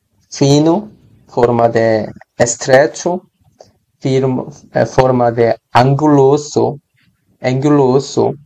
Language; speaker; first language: Spanish; non-native, learner; Korean